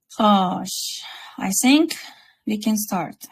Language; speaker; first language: English; non-native, fluent; Uzbek